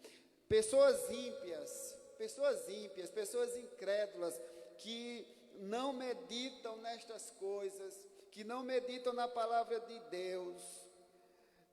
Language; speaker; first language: Portuguese; native; Portuguese